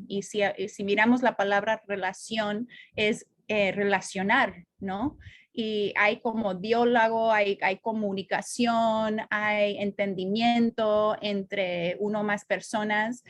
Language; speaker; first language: Spanish; non-native, fluent; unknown